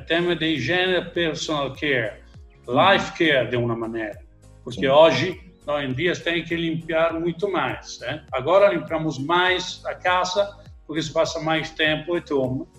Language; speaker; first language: Portuguese; non-native, learner; Italian